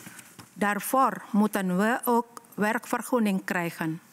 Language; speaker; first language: Dutch; non-native, learner; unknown